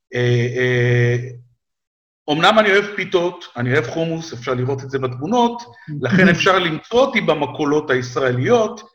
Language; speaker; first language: Hebrew; native; Hebrew